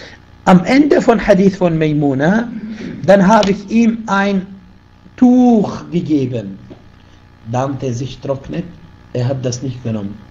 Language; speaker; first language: German; non-native, fluent; Arabic